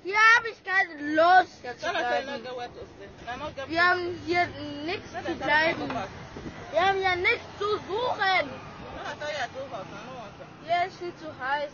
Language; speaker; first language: German; early bilingual, other home language; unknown